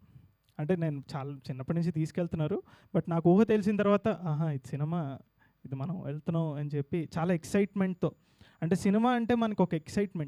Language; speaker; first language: Telugu; native; Telugu